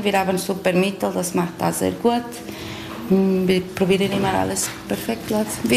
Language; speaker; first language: German; non-native, learner; Portuguese